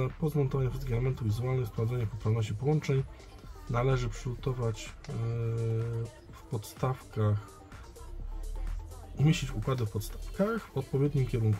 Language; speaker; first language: Polish; native; Polish